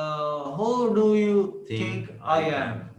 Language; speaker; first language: English; non-native, learner; Urdu